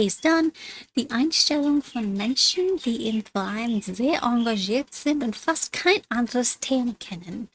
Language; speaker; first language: German; non-native, fluent; English